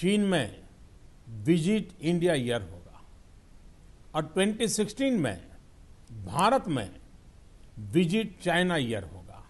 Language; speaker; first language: Hindi; non-native, local second language; Gujarati